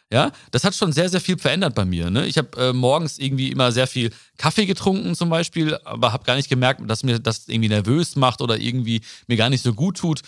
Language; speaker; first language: German; early bilingual, other home language; Malayalam